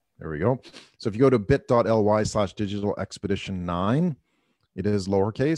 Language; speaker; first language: English; native; English